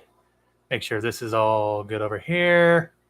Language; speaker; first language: English; native; English